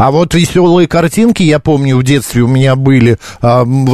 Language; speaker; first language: Russian; native; Russian